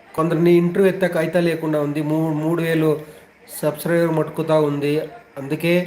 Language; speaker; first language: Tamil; non-native, local second language; Telugu